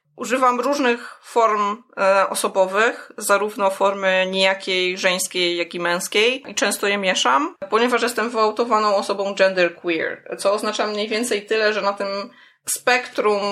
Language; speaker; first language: Polish; non-native, fluent; English